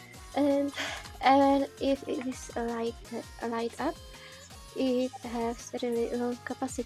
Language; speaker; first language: English; non-native, learner; Czech